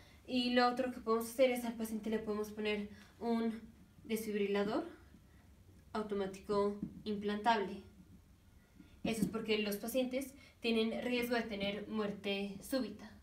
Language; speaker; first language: Spanish; native; Spanish